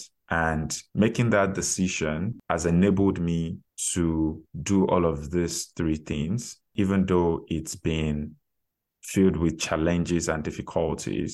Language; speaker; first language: English; non-native, local second language; Yoruba